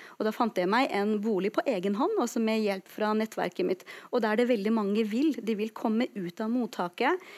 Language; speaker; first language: Norwegian; non-native, fluent; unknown